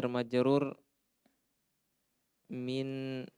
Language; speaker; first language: Arabic; non-native, learner; Indonesian